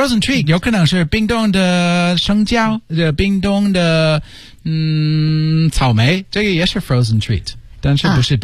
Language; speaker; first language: Chinese; non-native, learner; English